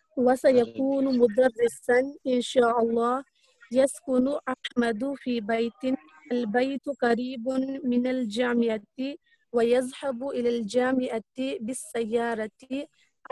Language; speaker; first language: Arabic; non-native, learner; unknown